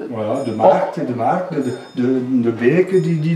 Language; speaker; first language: Dutch; non-native, local second language; French